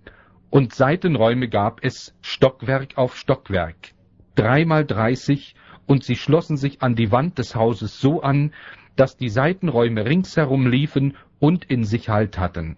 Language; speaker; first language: German; native; German